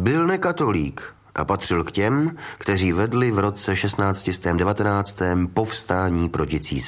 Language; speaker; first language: Czech; native; Czech